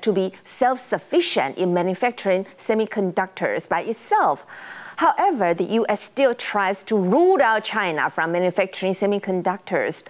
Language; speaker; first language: English; non-native, fluent; Chinese